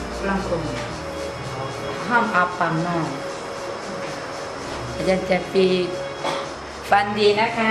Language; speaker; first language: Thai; non-native, fluent; Korean